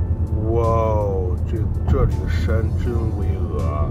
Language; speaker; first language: Chinese; native; Chinese